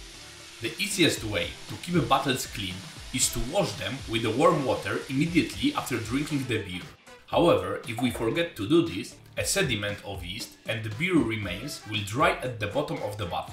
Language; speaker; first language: English; non-native, fluent; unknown